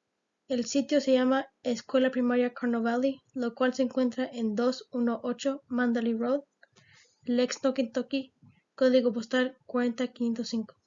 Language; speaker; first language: Spanish; early bilingual, heritage; Spanish